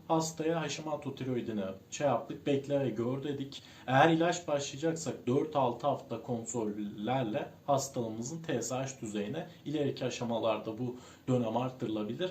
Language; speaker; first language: Turkish; native; Turkish